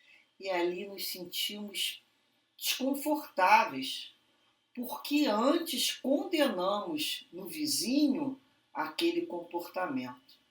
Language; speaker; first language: Portuguese; native; Portuguese